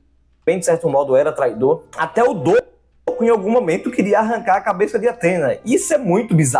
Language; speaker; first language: Portuguese; native; Portuguese